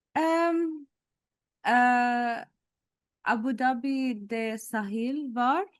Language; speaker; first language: Turkish; non-native, learner; Arabic